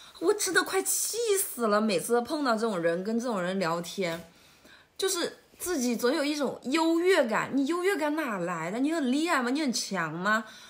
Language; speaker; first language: Chinese; native; Chinese